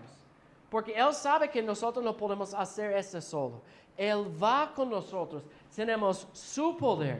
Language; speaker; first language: Spanish; non-native, fluent; English